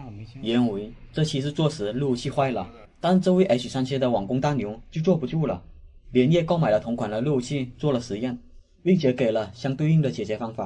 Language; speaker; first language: Chinese; native; Chinese